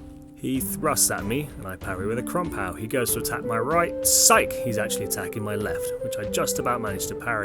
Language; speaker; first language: English; native; English